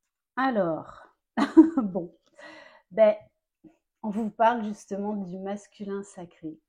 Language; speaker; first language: French; native; French